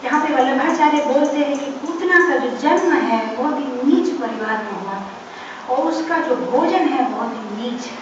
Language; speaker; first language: Hindi; non-native, local second language; Telugu